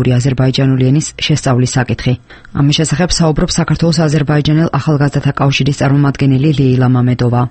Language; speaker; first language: Georgian; native; Georgian